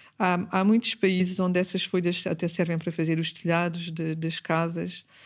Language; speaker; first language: Portuguese; early bilingual, heritage; Portuguese